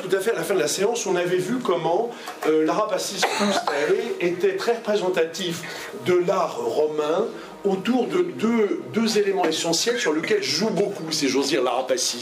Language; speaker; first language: French; native; French